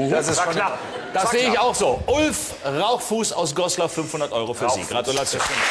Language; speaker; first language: German; native; German